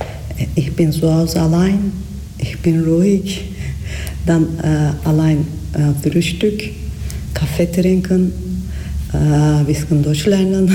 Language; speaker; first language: German; non-native, learner; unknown